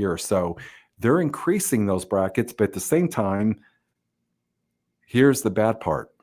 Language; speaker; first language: English; native; English